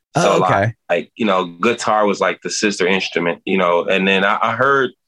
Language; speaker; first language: English; native; English